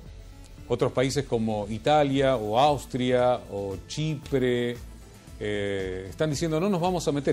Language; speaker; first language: Spanish; native; Spanish